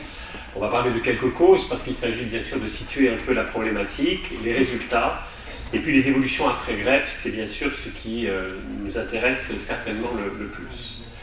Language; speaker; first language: French; native; French